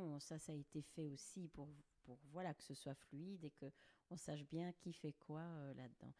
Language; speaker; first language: French; native; French